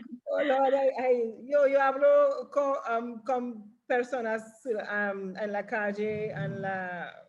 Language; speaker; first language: Spanish; non-native, learner; English